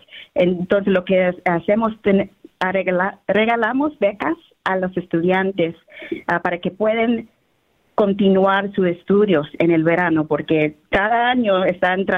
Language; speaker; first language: Spanish; early bilingual, heritage; Spanish